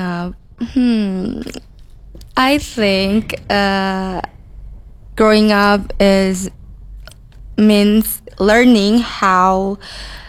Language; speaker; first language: Indonesian; native; Indonesian